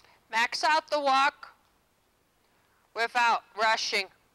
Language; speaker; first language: English; non-native, fluent; German